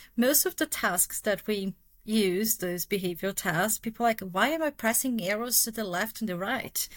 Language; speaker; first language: English; non-native, fluent; Portuguese